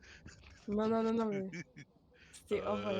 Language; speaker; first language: French; native; French